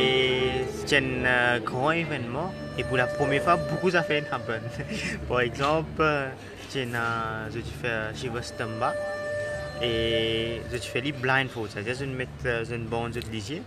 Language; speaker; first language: French; non-native, learner; Morisyen